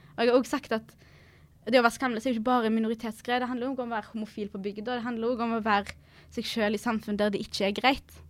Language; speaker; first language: Norwegian; early bilingual, other home language; Arabic